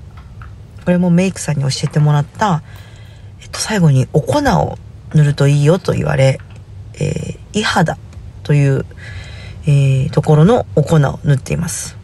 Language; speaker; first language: Japanese; native; Japanese